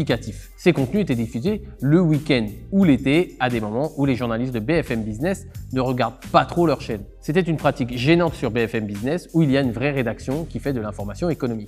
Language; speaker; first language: French; native; French